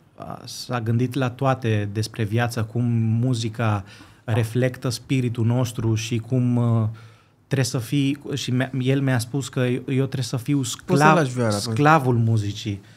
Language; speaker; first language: Romanian; early bilingual, heritage; Greek